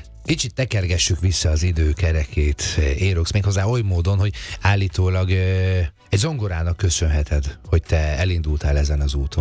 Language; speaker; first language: Hungarian; native; Hungarian